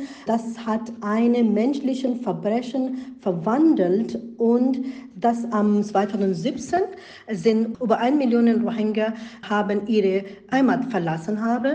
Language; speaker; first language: German; non-native, learner; Rohingya